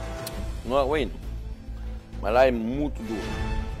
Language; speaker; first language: Portuguese; non-native, fluent; French